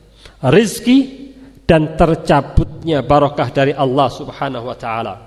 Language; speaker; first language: Indonesian; native; Indonesian